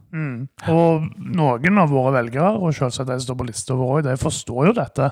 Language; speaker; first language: Norwegian; native; Norwegian